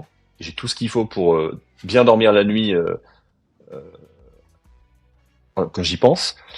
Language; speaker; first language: French; native; French